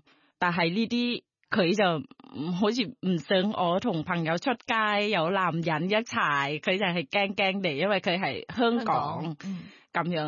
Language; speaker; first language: Cantonese; non-native, learner; Thai